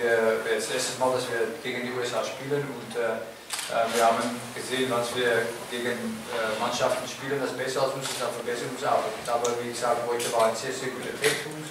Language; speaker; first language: German; non-native, fluent; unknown